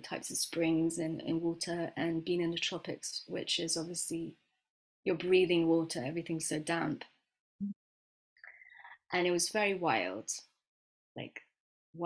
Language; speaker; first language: English; native; English